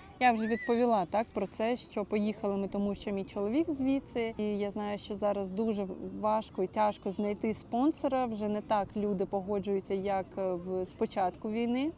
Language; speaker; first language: Ukrainian; non-native, local second language; Russian